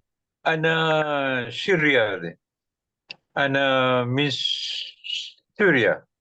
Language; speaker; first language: Arabic; non-native, learner; Indonesian